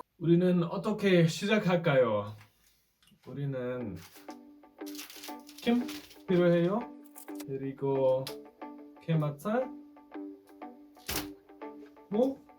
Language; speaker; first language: Korean; non-native, learner; German